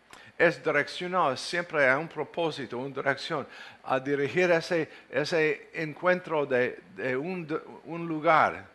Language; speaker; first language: Spanish; non-native, fluent; English